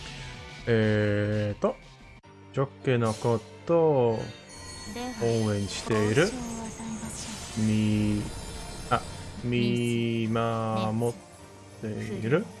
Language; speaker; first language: Japanese; non-native, learner; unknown